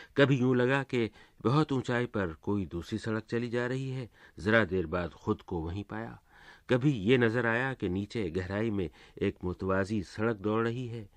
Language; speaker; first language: Urdu; native; Urdu